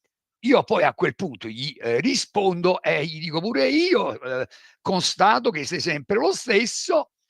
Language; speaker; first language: Italian; native; Italian